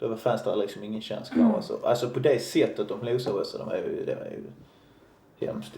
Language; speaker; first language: Swedish; native; Swedish